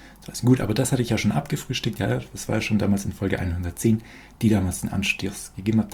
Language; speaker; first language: German; native; German